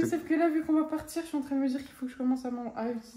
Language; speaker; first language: French; native; French